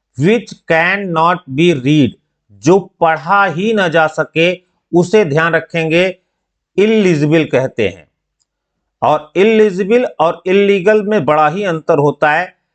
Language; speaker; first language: Hindi; native; Hindi